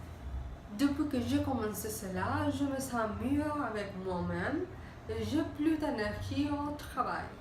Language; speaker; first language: French; non-native, learner; Spanish